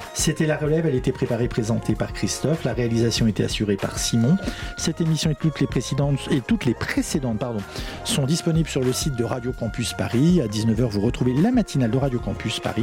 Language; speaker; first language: French; native; French